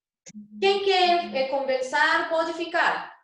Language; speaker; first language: Portuguese; non-native, learner; Japanese